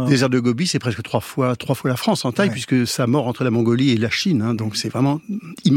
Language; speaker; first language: French; native; French